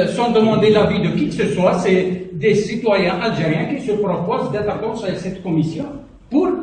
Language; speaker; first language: French; non-native, local second language; Arabic